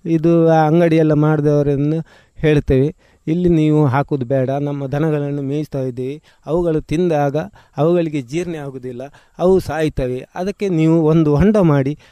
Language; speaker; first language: Kannada; native; Kannada